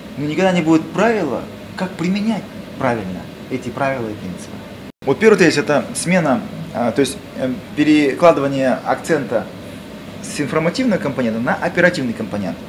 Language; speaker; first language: Russian; non-native, local second language; Kazakh